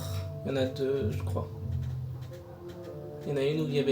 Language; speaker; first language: French; native; French